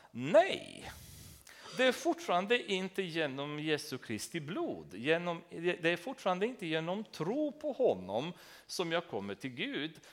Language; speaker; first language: Swedish; non-native, fluent; Romanian